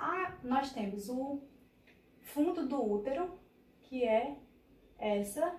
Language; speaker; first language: Portuguese; native; Portuguese